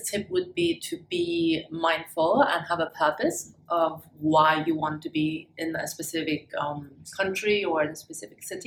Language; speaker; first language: English; non-native, fluent; German